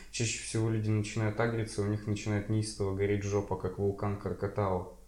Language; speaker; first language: Russian; native; Russian